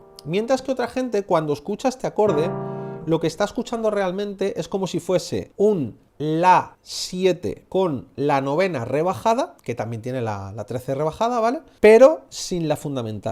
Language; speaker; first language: Spanish; native; Spanish